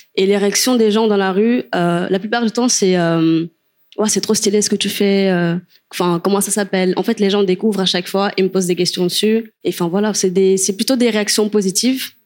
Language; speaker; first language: French; non-native, fluent; Kabuverdianu